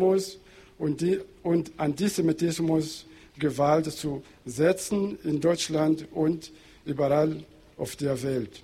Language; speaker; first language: German; non-native, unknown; Portuguese